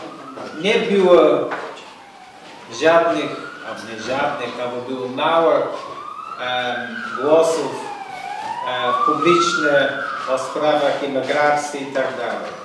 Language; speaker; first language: Polish; non-native, fluent; English